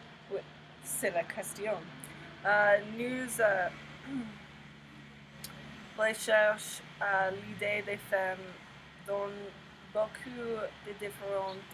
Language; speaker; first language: French; non-native, learner; English